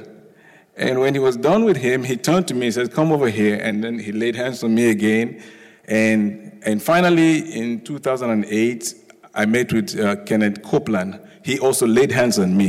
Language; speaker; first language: English; non-native, local second language; Yoruba